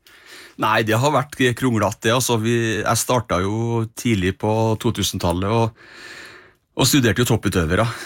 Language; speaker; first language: Norwegian; native; Norwegian